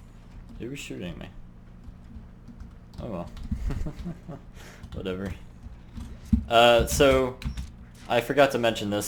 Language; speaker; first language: English; native; English